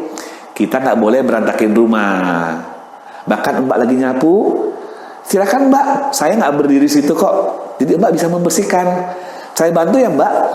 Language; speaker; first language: Indonesian; native; Indonesian